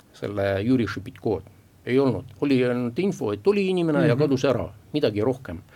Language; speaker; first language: Estonian; non-native, local second language; Russian